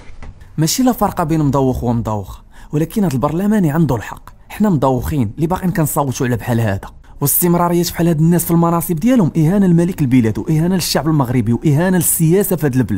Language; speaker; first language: Arabic; native; Arabic